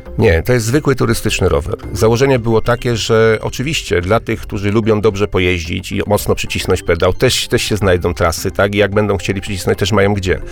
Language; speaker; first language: Polish; native; Polish